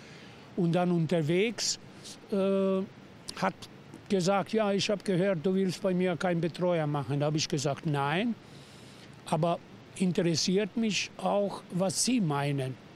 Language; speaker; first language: German; non-native, fluent; Serbian